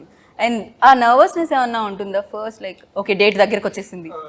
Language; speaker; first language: Telugu; native; Telugu